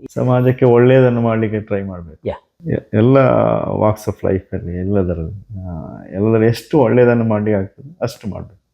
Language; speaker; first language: Kannada; non-native, local second language; Malayalam